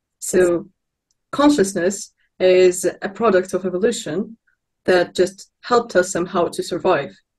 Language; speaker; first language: English; non-native, fluent; Russian